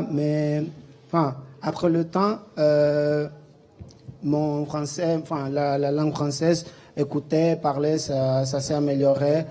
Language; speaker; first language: French; non-native, local second language; Portuguese